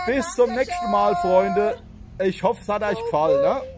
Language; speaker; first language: German; native; German